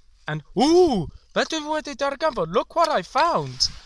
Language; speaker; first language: Welsh; non-native, learner; English